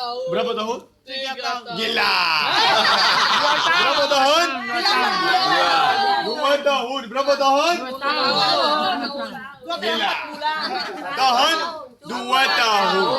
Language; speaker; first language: Indonesian; non-native, learner; Arabic